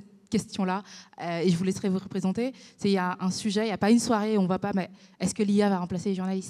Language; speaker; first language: French; native; French